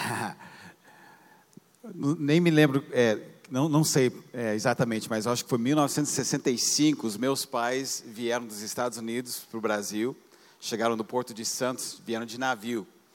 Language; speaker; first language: Portuguese; native; Portuguese